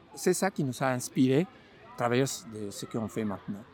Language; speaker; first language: French; non-native, fluent; Spanish